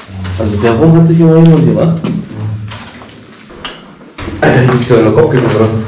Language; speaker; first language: German; native; German